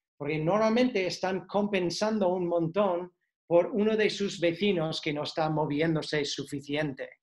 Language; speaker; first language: Spanish; non-native, fluent; English